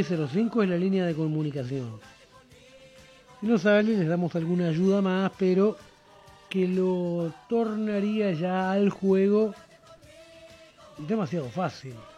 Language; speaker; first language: Spanish; native; Spanish